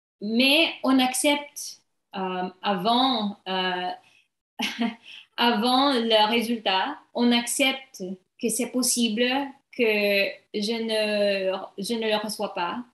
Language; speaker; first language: French; non-native, learner; English